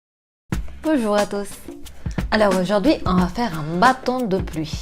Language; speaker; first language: French; non-native, fluent; Spanish